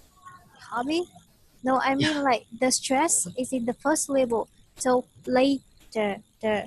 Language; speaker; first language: English; non-native, fluent; Vietnamese